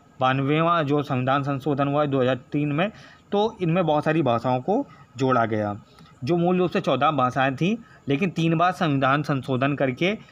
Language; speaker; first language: Hindi; native; Hindi